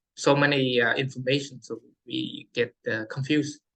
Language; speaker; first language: English; non-native, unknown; Vietnamese